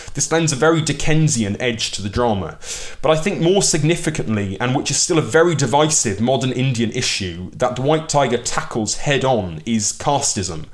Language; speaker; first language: English; early bilingual, other home language; Hindi